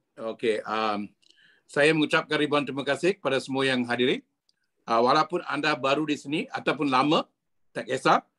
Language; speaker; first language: Malay; non-native, local second language; Tamil